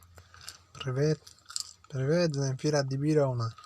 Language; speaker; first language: Russian; non-native, learner; Tajik